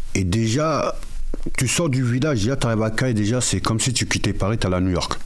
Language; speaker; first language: French; early bilingual, other home language; Mandingo